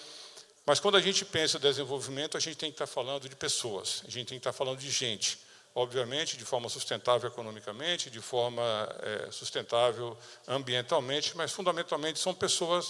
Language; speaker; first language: Portuguese; native; Portuguese